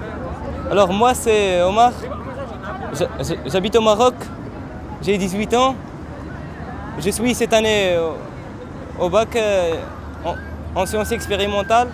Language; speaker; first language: French; non-native, local second language; Arabic